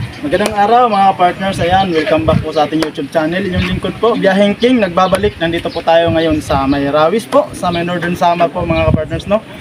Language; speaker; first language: Filipino; non-native, local second language; Waray